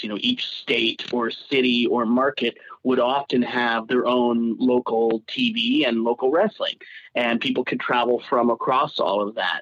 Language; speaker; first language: English; native; English